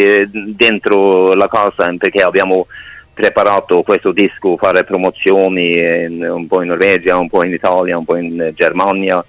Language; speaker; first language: Italian; non-native, fluent; Norwegian